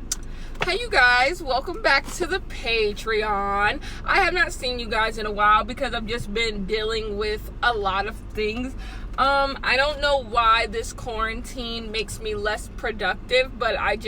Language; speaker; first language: English; native; English